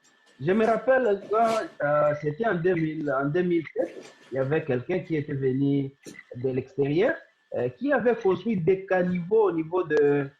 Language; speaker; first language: French; non-native, local second language; Swahili